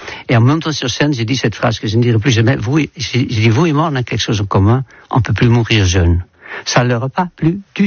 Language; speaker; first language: French; non-native, fluent; Dutch